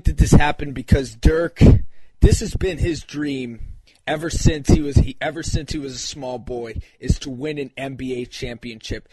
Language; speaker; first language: English; native; English